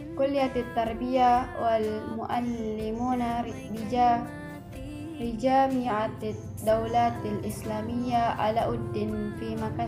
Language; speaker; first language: Arabic; non-native, learner; Indonesian